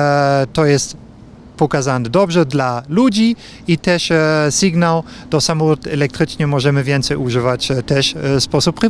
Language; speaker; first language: Polish; non-native, learner; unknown